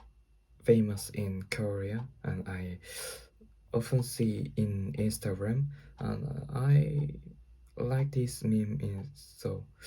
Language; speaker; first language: English; non-native, learner; Korean